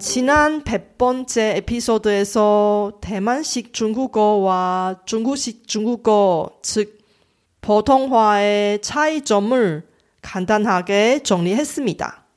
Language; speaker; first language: Korean; non-native, fluent; Chinese